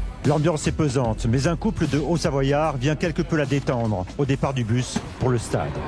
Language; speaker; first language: French; native; French